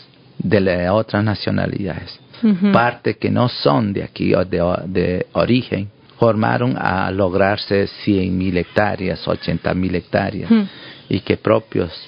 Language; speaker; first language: Spanish; non-native, local second language; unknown